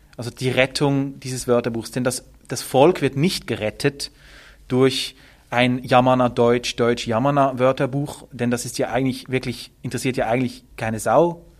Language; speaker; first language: German; native; German